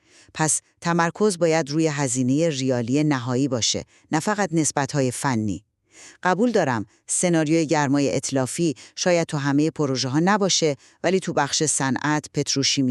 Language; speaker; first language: Persian; native; Persian